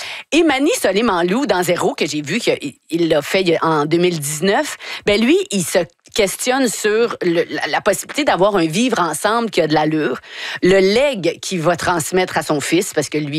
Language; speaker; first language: French; native; French